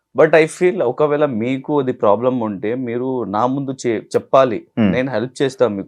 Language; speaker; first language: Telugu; non-native, learner; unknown